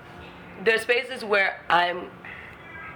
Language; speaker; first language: English; non-native, local second language; Ewe